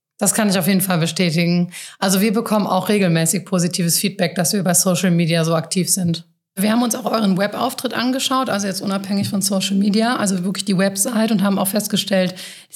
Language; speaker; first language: German; native; German